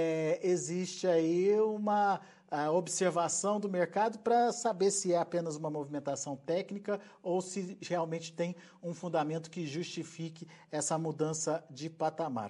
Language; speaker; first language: Portuguese; native; Portuguese